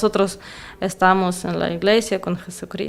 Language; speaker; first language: Spanish; non-native, learner; Russian